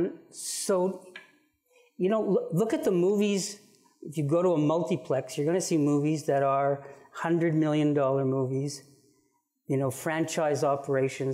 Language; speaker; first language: English; native; English